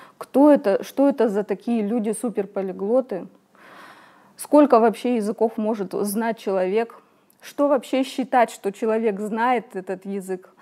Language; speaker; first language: Russian; native; Russian